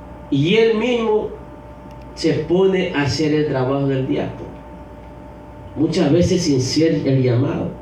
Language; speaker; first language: Spanish; native; Spanish